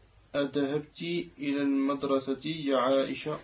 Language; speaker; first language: Arabic; non-native, learner; French